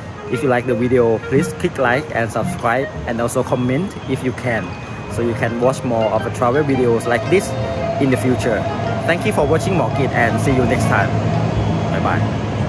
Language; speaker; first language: English; non-native, fluent; Thai